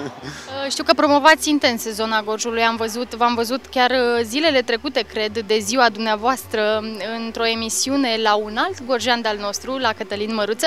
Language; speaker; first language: Romanian; native; Romanian